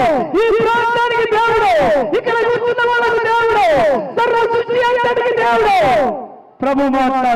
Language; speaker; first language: Telugu; native; Telugu